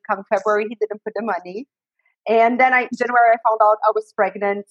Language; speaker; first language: English; non-native, fluent; Portuguese